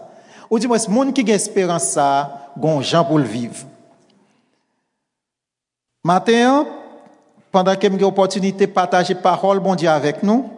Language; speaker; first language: French; non-native, local second language; Haitian Creole